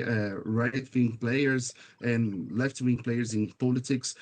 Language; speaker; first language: English; non-native, fluent; Portuguese